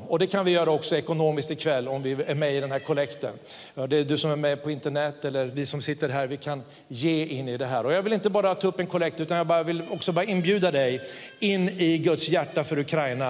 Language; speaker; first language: Swedish; native; Swedish